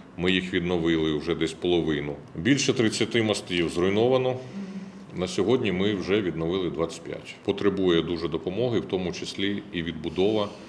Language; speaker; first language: Ukrainian; native; Ukrainian